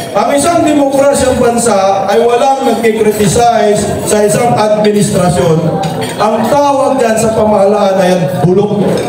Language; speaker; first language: Filipino; native; Filipino